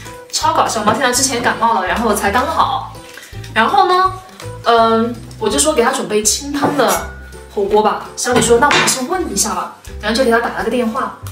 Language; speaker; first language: Chinese; native; Chinese